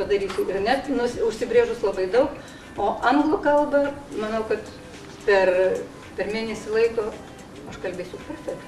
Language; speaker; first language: Lithuanian; non-native, local second language; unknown